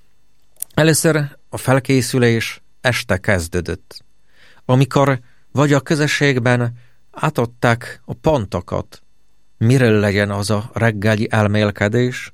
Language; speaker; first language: Hungarian; non-native, fluent; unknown